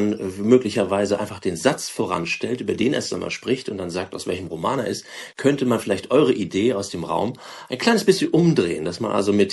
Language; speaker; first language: German; native; German